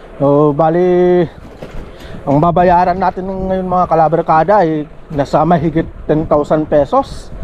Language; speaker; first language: Filipino; native; Filipino